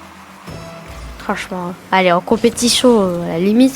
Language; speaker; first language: French; native; French